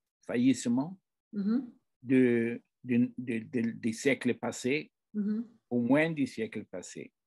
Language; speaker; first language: French; non-native, fluent; Italian